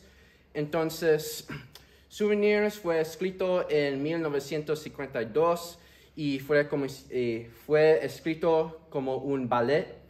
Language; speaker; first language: Spanish; early bilingual, heritage; Spanish